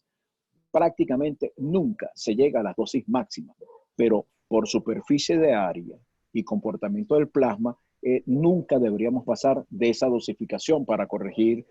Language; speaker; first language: Spanish; native; Spanish